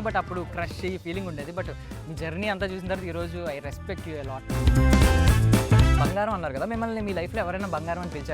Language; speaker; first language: Telugu; native; Telugu